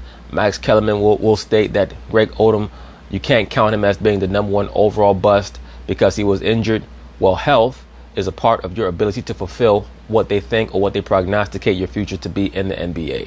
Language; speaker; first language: English; native; English